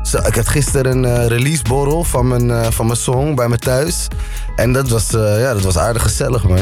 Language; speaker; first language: Dutch; native; Dutch